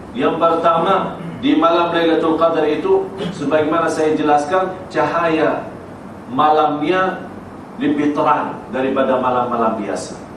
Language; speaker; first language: Malay; non-native, fluent; Arabic